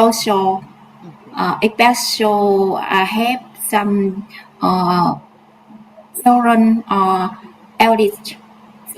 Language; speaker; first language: English; non-native, learner; Vietnamese